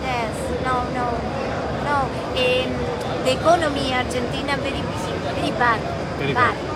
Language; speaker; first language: English; non-native, learner; Spanish